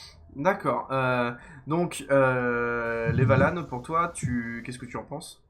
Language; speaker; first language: French; native; French